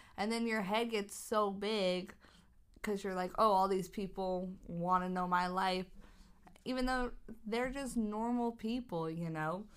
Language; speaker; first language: English; native; English